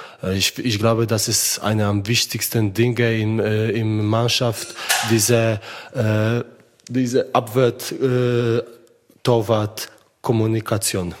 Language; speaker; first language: German; non-native, learner; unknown